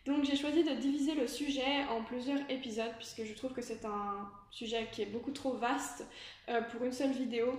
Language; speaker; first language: French; native; French